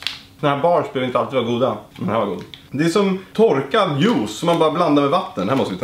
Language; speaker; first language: Swedish; native; Swedish